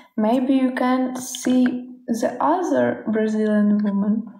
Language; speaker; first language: English; non-native, learner; Ukrainian